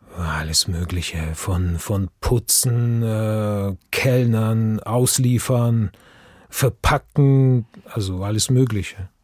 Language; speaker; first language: German; non-native, fluent; Russian